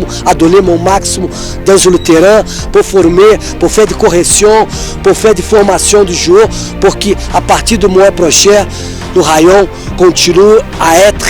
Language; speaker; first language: French; non-native, fluent; Portuguese